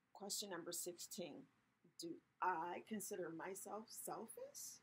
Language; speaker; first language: English; native; English